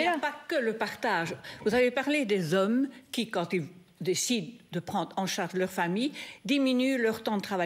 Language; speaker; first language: French; native; French